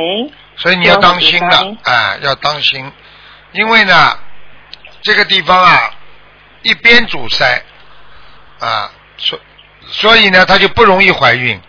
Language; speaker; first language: Chinese; native; Chinese